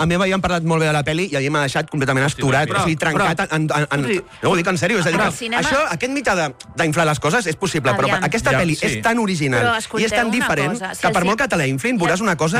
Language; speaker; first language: Catalan; native; Catalan